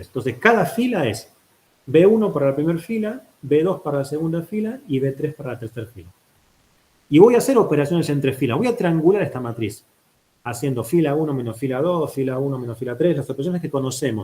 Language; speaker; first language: Spanish; native; Spanish